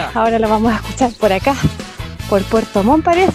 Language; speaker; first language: Spanish; native; Spanish